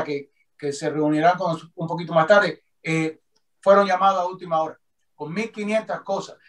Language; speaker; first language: Spanish; native; Spanish